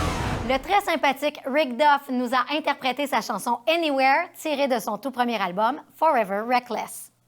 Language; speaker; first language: French; native; French